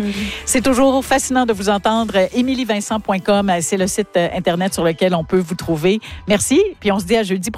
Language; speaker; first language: French; native; French